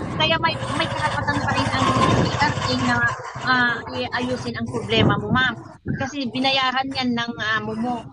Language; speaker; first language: Filipino; native; Filipino